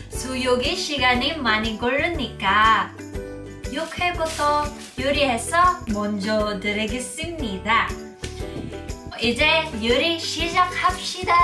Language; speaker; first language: Korean; non-native, fluent; Cebuano